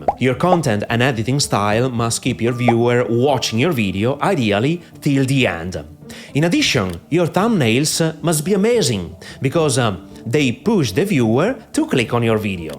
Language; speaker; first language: English; non-native, fluent; Italian